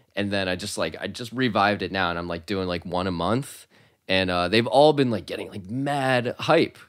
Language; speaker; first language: English; native; English